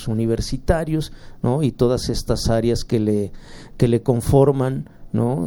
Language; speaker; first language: Spanish; native; Spanish